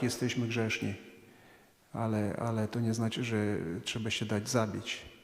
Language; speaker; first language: Polish; non-native, fluent; Ukrainian